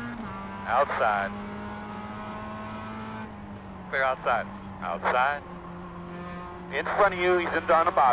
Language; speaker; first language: English; native; English